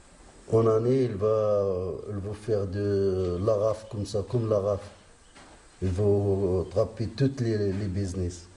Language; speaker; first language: French; non-native, local second language; Arabic